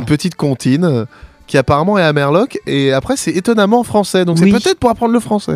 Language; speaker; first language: French; native; French